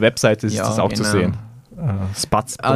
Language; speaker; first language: German; native; German